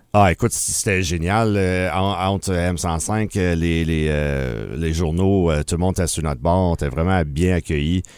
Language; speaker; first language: French; native; French